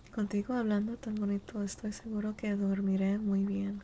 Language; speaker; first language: Spanish; non-native, learner; English